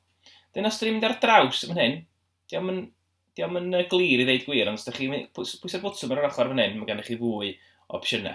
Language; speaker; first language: Welsh; native; Welsh